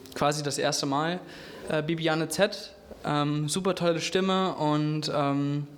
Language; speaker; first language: German; native; German